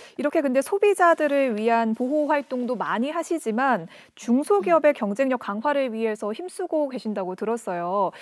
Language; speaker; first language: Korean; native; Korean